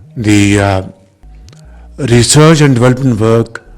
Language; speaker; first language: English; non-native, local second language; Urdu